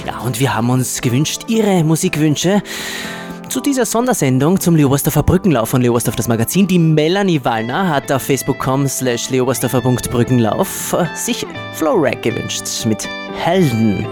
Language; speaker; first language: German; native; German